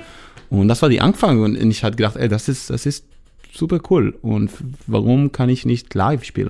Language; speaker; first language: German; non-native, learner; Hebrew